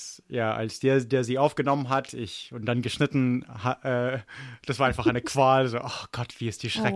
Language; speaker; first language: German; non-native, fluent; English